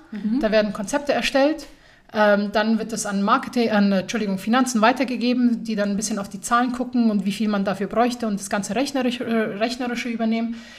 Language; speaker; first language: German; early bilingual, other home language; Persian